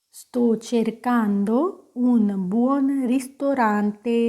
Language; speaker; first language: Italian; non-native, fluent; Punjabi